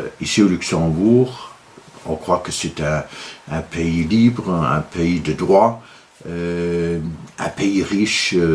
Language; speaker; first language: French; non-native, local second language; Luxembourgish